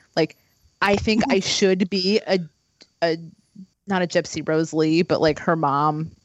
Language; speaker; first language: English; native; English